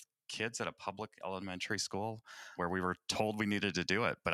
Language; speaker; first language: English; native; English